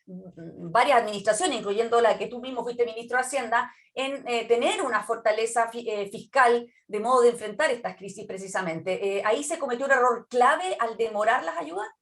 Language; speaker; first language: Spanish; native; Spanish